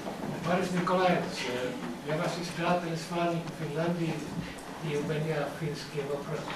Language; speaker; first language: Russian; non-native, learner; Finnish